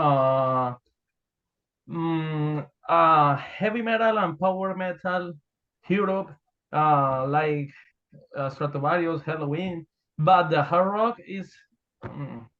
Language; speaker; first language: English; non-native, learner; Spanish